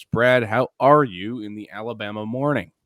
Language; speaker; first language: English; native; English